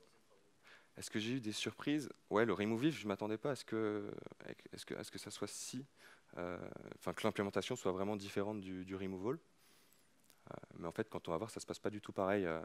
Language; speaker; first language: French; native; French